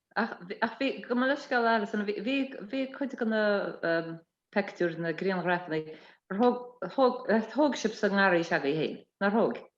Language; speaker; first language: Irish; native; Irish